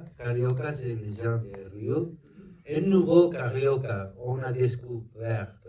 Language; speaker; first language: French; non-native, learner; Spanish